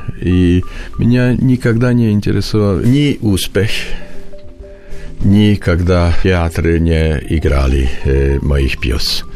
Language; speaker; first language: Russian; non-native, learner; Hungarian